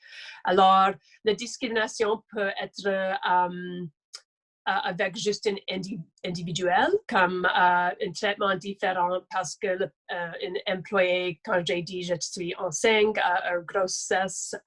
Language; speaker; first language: French; non-native, local second language; English